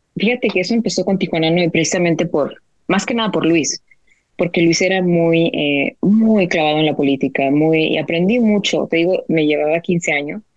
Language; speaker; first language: Spanish; native; Spanish